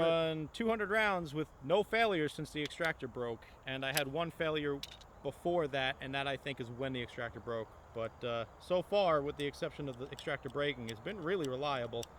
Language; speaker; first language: English; native; English